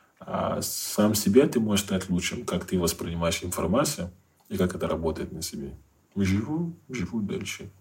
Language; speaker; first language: Russian; non-native, fluent; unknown